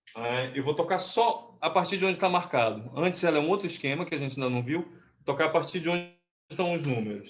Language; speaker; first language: Portuguese; native; Portuguese